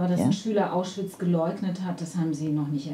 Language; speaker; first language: German; native; German